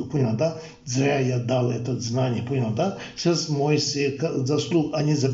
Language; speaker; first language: Russian; non-native, learner; Tibetan